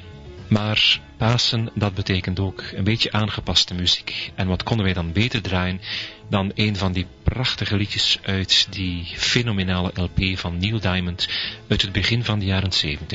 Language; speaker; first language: Dutch; native; Dutch